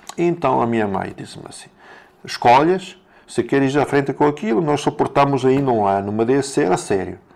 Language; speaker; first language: Portuguese; non-native, learner; Italian